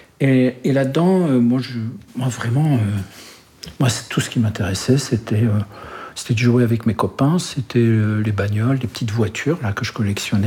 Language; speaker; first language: French; early bilingual, other home language; Arabic